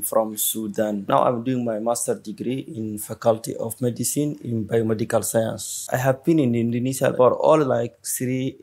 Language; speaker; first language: English; non-native, learner; Arabic